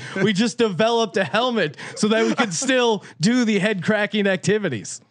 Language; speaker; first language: English; native; English